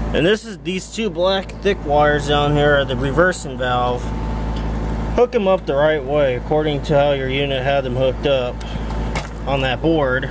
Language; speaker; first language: English; native; English